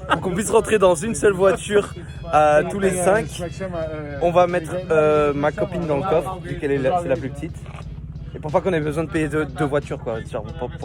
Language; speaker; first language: French; native; French